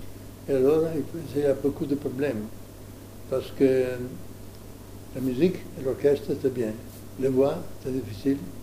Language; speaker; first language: French; non-native, learner; Italian